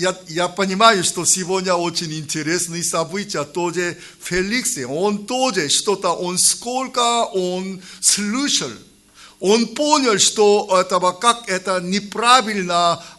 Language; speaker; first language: Russian; non-native, learner; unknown